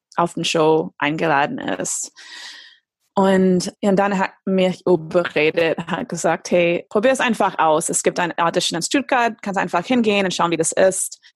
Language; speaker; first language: German; non-native, fluent; English